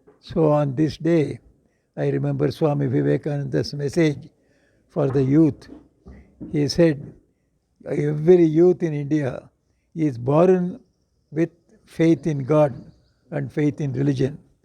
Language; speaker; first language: English; non-native, local second language; Kannada